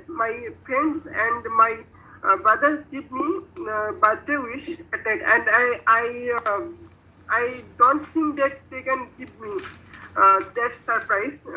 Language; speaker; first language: English; non-native, learner; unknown